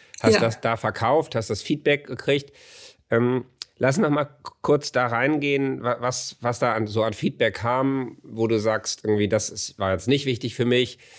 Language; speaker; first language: German; native; German